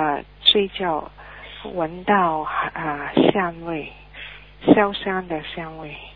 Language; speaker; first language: Chinese; early bilingual, heritage; Chinese